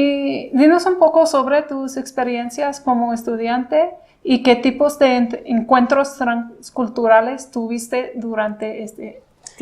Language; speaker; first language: Spanish; non-native, fluent; English